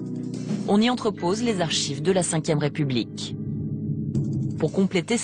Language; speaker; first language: French; native; French